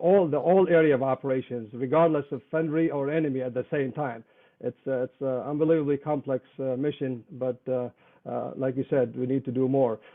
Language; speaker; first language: English; non-native, fluent; Arabic